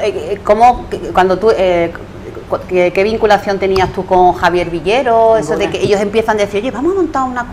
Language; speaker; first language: Spanish; native; Spanish